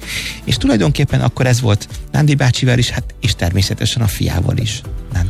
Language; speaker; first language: Hungarian; native; Hungarian